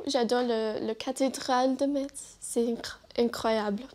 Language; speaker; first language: French; non-native, learner; English